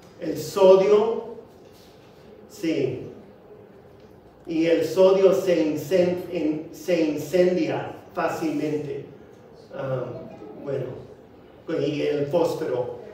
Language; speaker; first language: Spanish; non-native, fluent; English